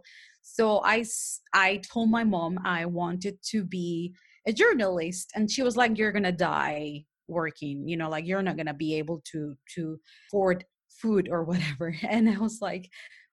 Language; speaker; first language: English; non-native, fluent; Spanish